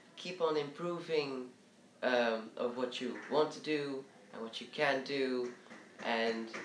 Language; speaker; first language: English; early bilingual, other home language; Indonesian